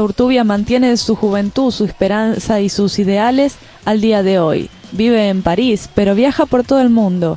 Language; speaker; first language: Spanish; native; Spanish